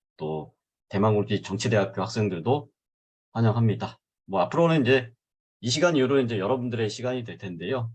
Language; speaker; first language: Korean; native; Korean